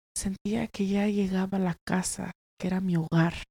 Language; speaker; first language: Spanish; early bilingual, heritage; Spanish